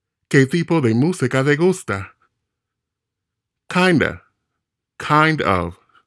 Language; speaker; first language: Spanish; non-native, fluent; English